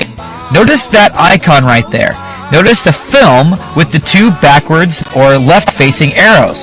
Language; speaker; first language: English; native; English